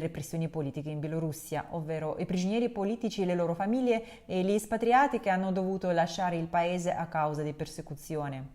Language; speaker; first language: Italian; non-native, fluent; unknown